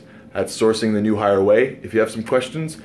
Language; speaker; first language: English; native; English